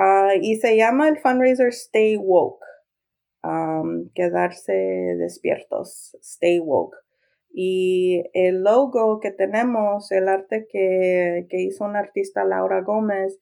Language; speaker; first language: Spanish; early bilingual, heritage; Spanish